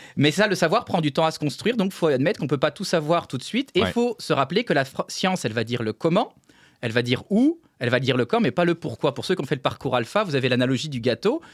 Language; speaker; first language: French; native; French